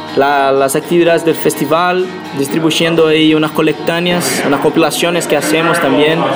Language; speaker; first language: Spanish; non-native, fluent; Portuguese